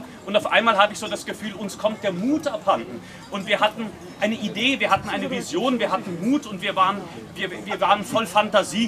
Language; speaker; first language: German; native; German